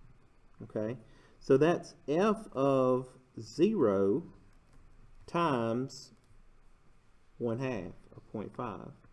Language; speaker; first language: English; native; English